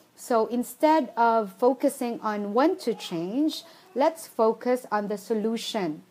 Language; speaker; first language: English; non-native, local second language; Filipino